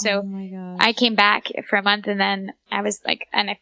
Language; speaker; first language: English; native; English